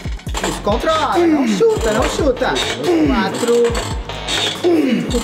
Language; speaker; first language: Portuguese; native; Portuguese